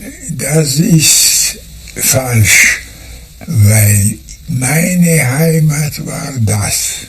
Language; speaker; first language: German; non-native, fluent; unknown